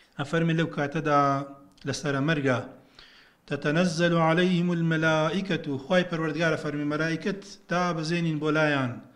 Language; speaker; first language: Central Kurdish; native; Central Kurdish